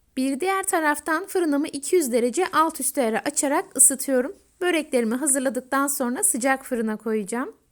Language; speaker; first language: Turkish; native; Turkish